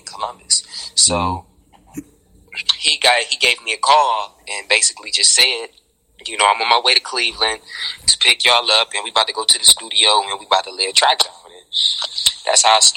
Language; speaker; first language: English; native; English